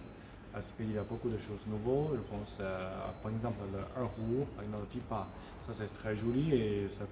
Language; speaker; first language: French; non-native, learner; Chinese